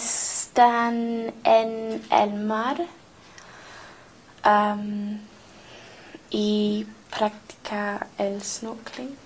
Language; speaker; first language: Spanish; non-native, learner; English